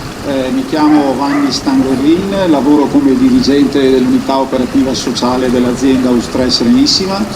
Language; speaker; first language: Italian; native; Italian